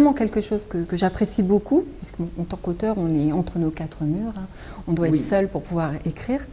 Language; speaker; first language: French; native; French